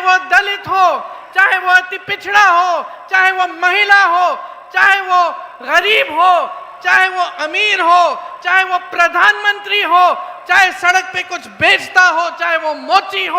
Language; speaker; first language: Hindi; native; Hindi